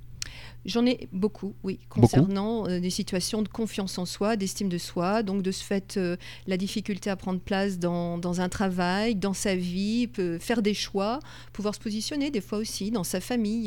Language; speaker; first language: French; native; French